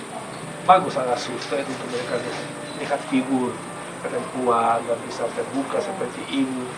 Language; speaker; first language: Indonesian; non-native, fluent; Spanish